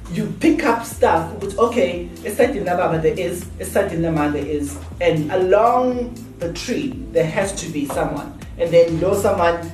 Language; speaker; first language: English; non-native, local second language; Zulu